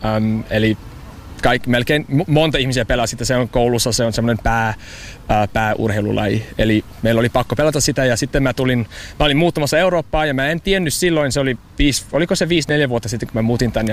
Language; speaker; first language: Finnish; non-native, learner; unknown